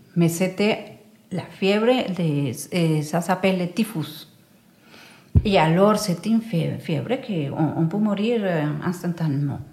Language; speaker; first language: French; non-native, fluent; Spanish